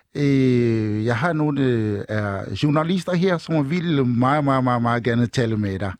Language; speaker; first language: Danish; non-native, fluent; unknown